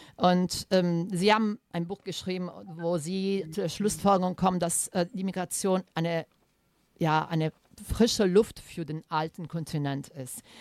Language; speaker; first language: German; non-native, fluent; Italian